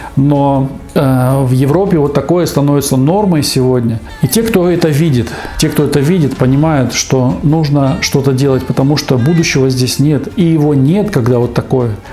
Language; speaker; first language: Russian; native; Russian